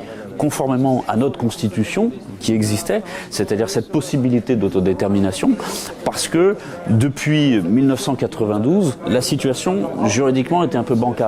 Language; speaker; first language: French; non-native, fluent; Russian